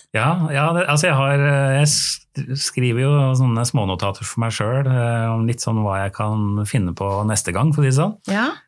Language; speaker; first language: Norwegian; native; Norwegian